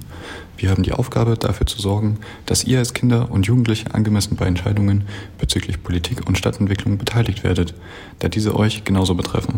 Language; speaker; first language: German; native; German